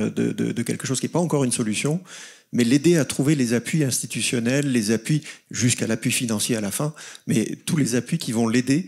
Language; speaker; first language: French; native; French